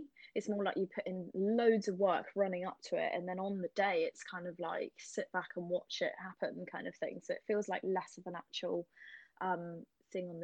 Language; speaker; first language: English; native; English